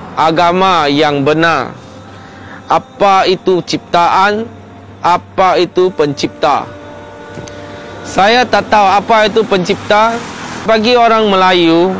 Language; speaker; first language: Malay; non-native, local second language; Chinese